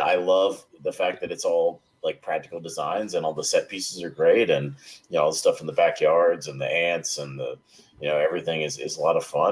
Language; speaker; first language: English; native; English